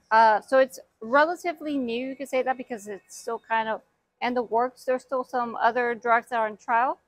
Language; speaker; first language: English; native; English